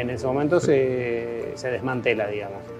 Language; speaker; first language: Spanish; native; Spanish